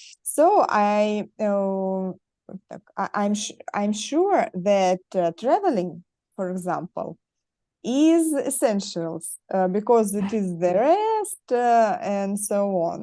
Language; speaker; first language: English; non-native, learner; Russian